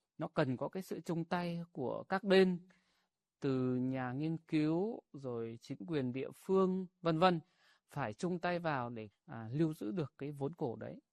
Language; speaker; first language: Vietnamese; non-native, local second language; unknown